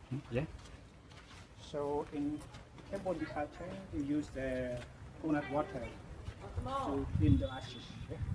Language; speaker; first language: English; non-native, local second language; Khmer